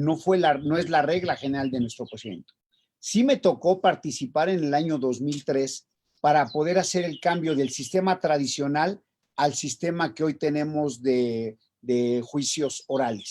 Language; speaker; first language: Spanish; native; Spanish